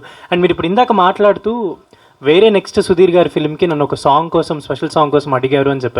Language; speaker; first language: Telugu; native; Telugu